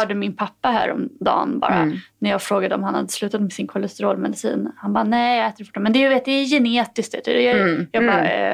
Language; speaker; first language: Swedish; native; Swedish